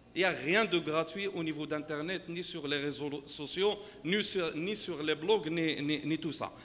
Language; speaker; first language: French; non-native, local second language; Arabic